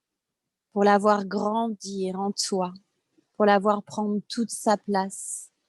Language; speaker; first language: French; native; French